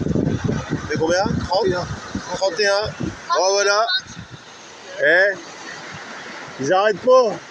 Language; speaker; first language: French; native; French